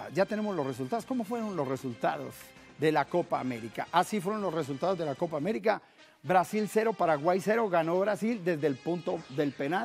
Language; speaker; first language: Spanish; native; Spanish